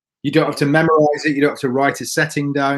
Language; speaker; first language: English; native; English